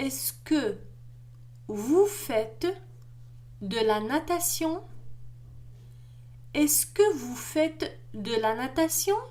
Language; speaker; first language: French; non-native, local second language; Arabic